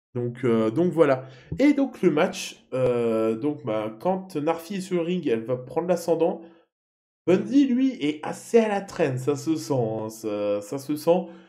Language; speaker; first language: French; native; French